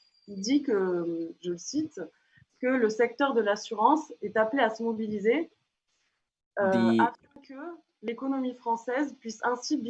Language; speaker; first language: French; native; French